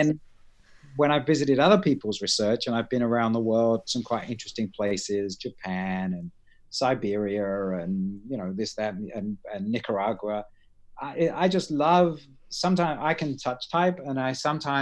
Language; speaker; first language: English; native; English